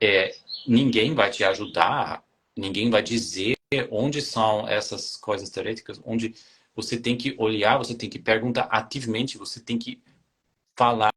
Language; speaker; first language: Portuguese; non-native, fluent; German